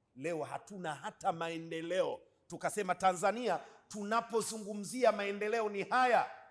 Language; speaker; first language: Swahili; native; Swahili